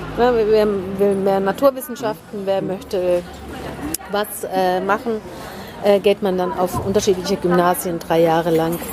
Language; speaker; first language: German; early bilingual, heritage; German